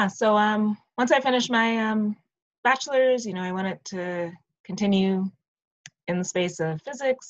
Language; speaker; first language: English; native; English